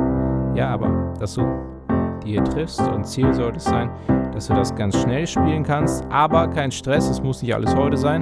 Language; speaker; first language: German; native; German